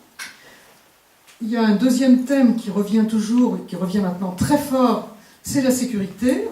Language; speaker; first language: French; native; French